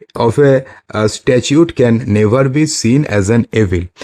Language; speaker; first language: English; non-native, local second language; Bangla